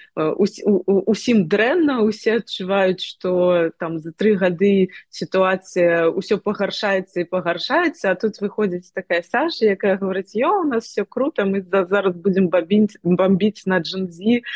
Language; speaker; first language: Belarusian; non-native, local second language; Russian